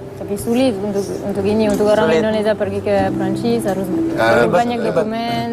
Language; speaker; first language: Indonesian; non-native, learner; French